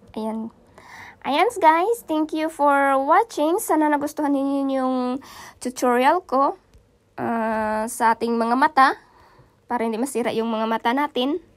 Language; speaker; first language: Filipino; non-native, local second language; Cebuano